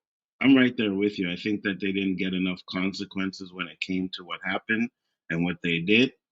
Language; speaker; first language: English; native; English